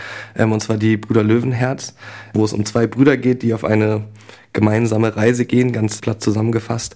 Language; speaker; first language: German; native; German